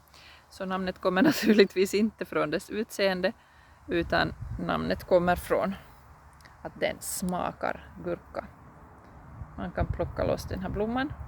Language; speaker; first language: Swedish; non-native, local second language; Finnish